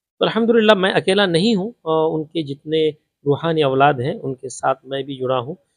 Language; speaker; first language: Urdu; non-native, local second language; Bangla